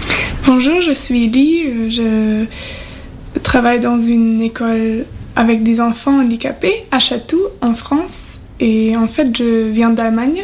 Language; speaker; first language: French; non-native, learner; German